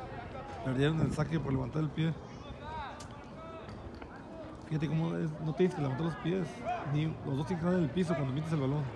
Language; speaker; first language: Spanish; native; Spanish